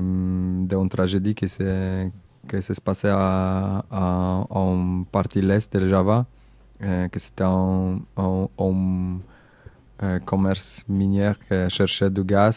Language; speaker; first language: French; non-native, learner; Indonesian